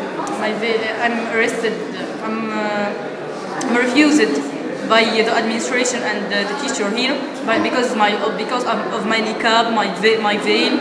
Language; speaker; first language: English; non-native, learner; Arabic